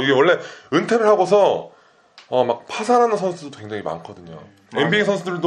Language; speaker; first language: Korean; native; Korean